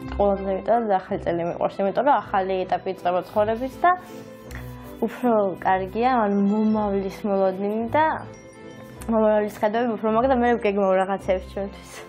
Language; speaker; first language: Georgian; native; Georgian